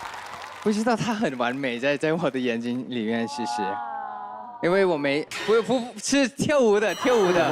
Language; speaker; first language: Chinese; non-native, learner; English